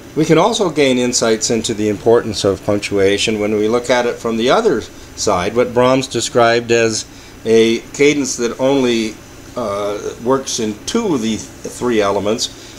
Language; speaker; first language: English; native; English